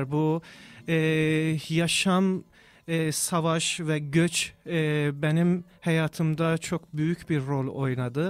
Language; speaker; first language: Turkish; non-native, fluent; Persian